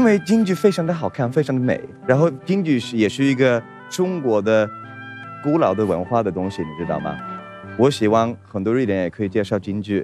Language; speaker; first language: Chinese; non-native, fluent; Swedish